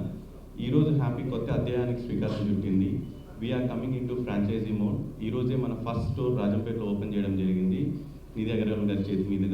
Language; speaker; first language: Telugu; native; Telugu